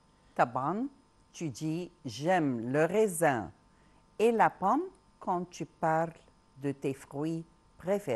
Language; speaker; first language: French; non-native, local second language; Arabic